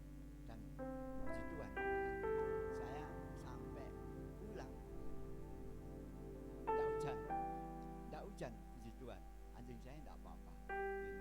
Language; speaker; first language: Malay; non-native, local second language; Javanese